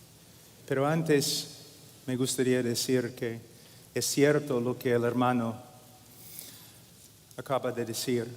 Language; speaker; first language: Spanish; non-native, fluent; English